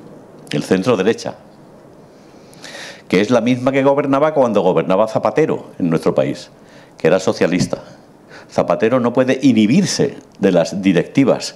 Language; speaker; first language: Spanish; native; Spanish